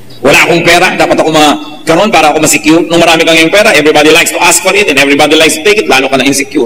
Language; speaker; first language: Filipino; native; Filipino